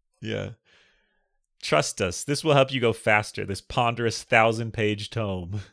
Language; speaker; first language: English; native; English